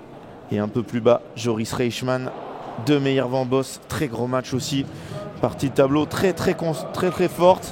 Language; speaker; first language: French; native; French